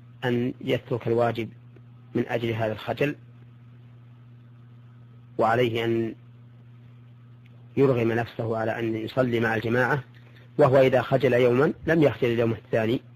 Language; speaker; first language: Arabic; native; Arabic